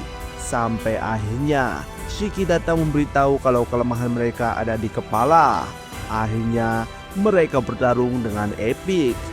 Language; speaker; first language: Indonesian; native; Indonesian